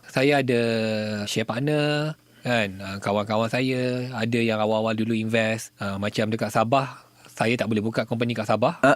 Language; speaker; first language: Malay; native; Malay